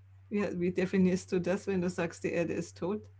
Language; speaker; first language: German; native; German